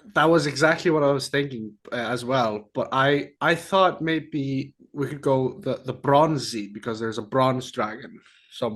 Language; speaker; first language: English; non-native, fluent; Icelandic